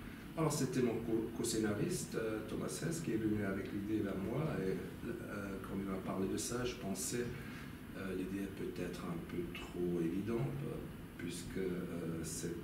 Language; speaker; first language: French; non-native, local second language; German